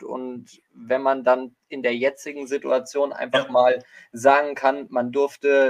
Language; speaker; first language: German; native; German